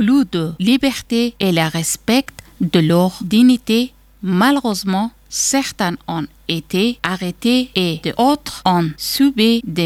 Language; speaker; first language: French; non-native, fluent; Persian